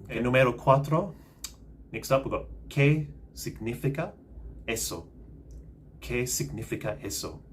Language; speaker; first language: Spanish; non-native, fluent; English